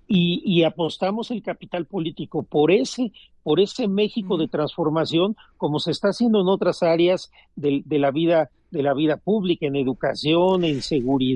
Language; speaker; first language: Spanish; native; Spanish